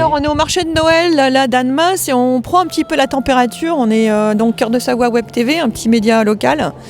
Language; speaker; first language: French; native; French